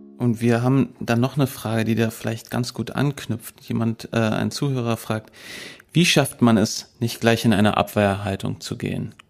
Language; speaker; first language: German; native; German